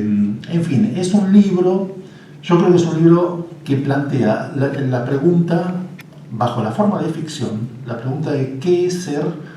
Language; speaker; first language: Spanish; native; Spanish